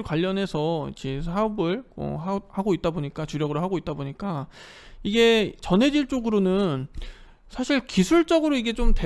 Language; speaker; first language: Korean; native; Korean